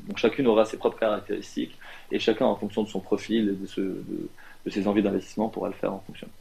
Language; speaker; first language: French; non-native, local second language; Arabic